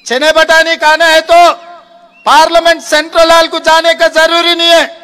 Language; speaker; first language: Hindi; non-native, local second language; Telugu